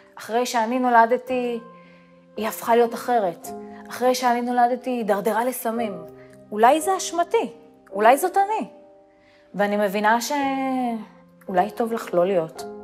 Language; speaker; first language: Hebrew; early bilingual, other home language; Russian